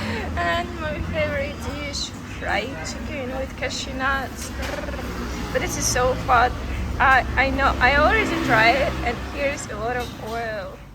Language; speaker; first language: English; non-native, learner; Russian